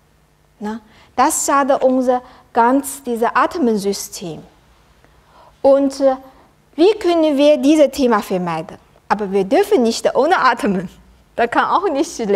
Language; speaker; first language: German; non-native, learner; Chinese